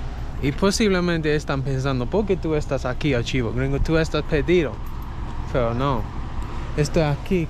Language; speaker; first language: Spanish; non-native, learner; English